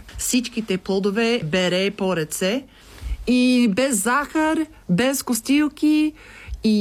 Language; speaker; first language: Bulgarian; non-native, learner; English